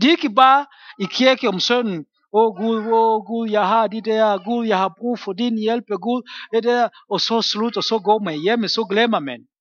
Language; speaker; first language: Danish; non-native, fluent; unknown